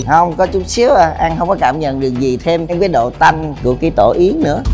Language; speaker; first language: Vietnamese; native; Vietnamese